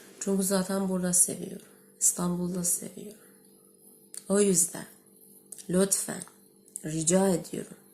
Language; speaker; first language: Turkish; non-native, learner; Persian